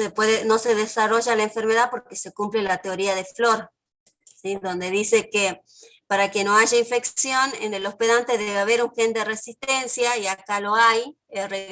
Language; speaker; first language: Spanish; native; Spanish